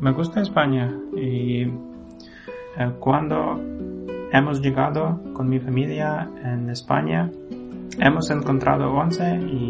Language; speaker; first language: Spanish; non-native, learner; Ukrainian